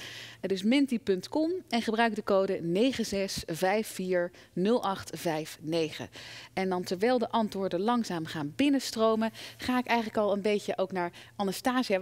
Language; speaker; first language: Dutch; native; Dutch